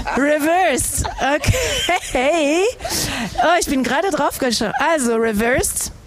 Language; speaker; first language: German; non-native, fluent; French